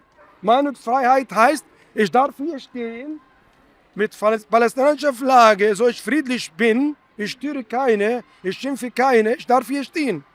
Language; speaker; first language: German; non-native, fluent; Arabic